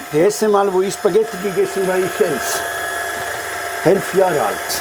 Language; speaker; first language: German; non-native, fluent; Italian